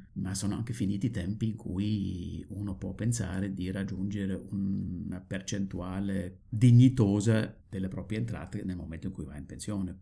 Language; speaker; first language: Italian; non-native, fluent; German